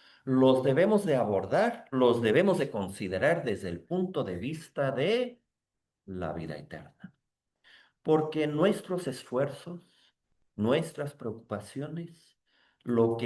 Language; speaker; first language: Spanish; native; Spanish